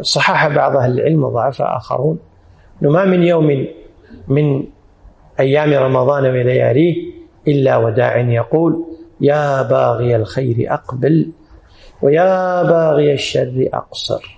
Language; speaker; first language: Arabic; native; Arabic